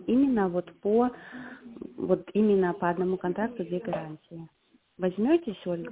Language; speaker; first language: Russian; native; Russian